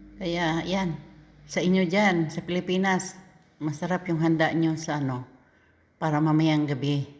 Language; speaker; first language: Filipino; non-native, local second language; Cebuano